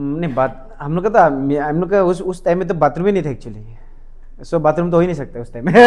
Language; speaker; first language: Hindi; non-native, local second language; Mising